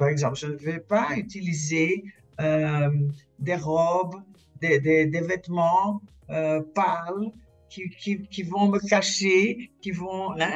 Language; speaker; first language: French; non-native, fluent; Portuguese